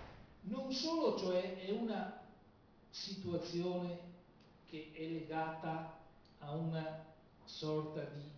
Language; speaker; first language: Italian; native; Italian